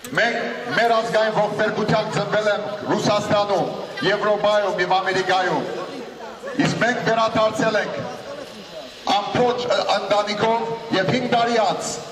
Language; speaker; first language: Armenian; early bilingual, heritage; Armenian